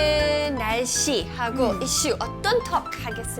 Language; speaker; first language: Korean; non-native, fluent; English